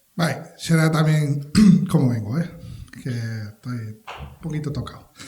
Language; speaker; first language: Spanish; native; Spanish